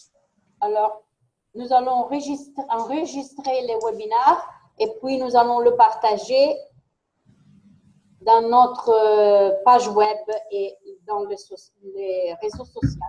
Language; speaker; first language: French; non-native, fluent; Italian